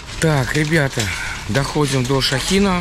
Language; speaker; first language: Russian; native; Russian